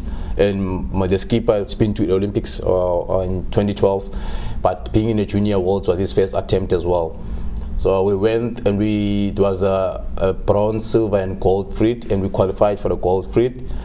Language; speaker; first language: English; non-native, local second language; Xhosa